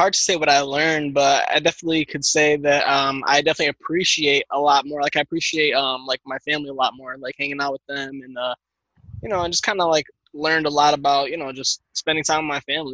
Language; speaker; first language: English; native; English